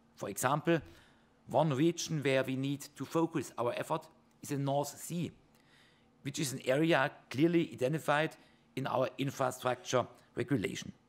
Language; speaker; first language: English; non-native, fluent; German